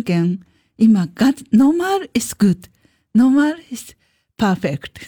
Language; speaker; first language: German; non-native, learner; Japanese